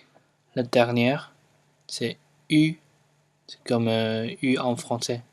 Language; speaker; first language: French; non-native, fluent; Chinese